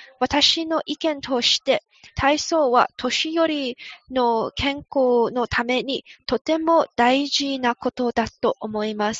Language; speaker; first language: Japanese; non-native, learner; English